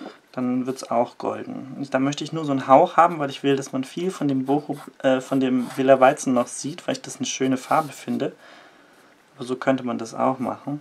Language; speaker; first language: German; native; German